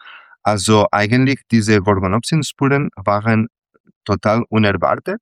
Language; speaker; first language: German; non-native, fluent; Catalan